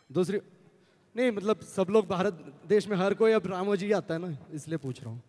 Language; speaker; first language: Hindi; non-native, local second language; Telugu